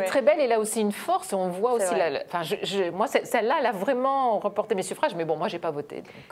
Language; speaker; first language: French; native; French